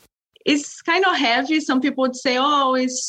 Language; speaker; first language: English; non-native, fluent; Portuguese